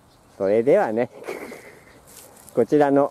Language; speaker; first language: Japanese; native; Japanese